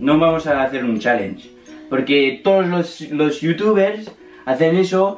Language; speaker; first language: Spanish; non-native, learner; French